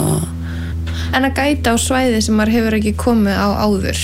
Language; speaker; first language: Icelandic; native; Icelandic